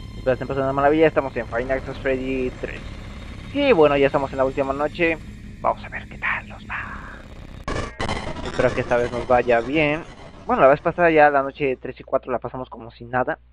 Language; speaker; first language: Spanish; native; Spanish